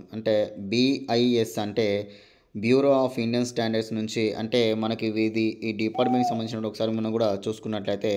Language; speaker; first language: Telugu; native; Telugu